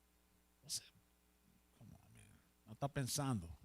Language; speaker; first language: Portuguese; non-native, learner; Spanish